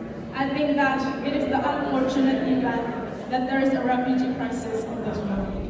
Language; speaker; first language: English; non-native, fluent; Indonesian